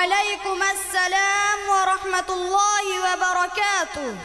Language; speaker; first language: Arabic; non-native, learner; Urdu